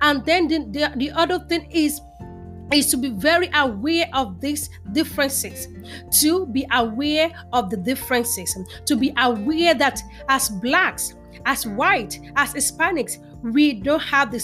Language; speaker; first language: English; non-native, local second language; Yoruba